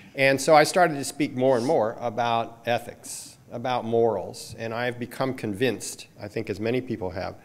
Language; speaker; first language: English; native; English